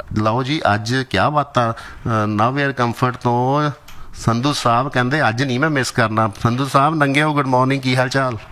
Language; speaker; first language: Punjabi; native; Punjabi